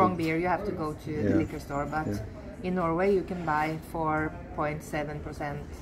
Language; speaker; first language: English; non-native, fluent; Norwegian